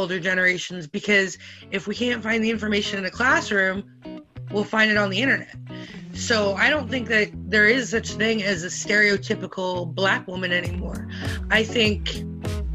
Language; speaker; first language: English; native; English